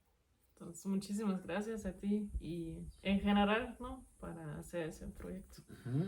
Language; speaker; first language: Spanish; non-native, fluent; German